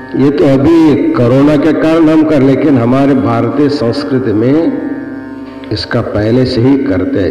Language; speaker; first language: Hindi; non-native, local second language; Kannada